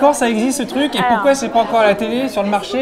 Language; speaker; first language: French; native; French